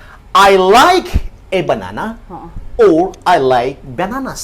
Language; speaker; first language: English; non-native, learner; Indonesian